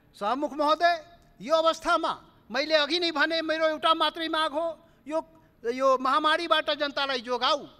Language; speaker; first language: Nepali; non-native, local second language; Maithili